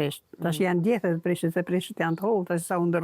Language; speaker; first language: Albanian; native; Albanian